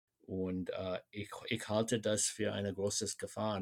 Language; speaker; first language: German; non-native, fluent; English